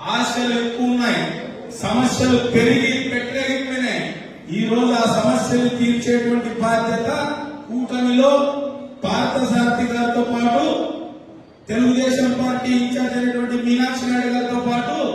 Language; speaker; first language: Telugu; native; Telugu